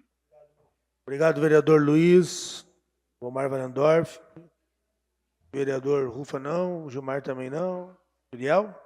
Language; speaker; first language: Portuguese; native; Portuguese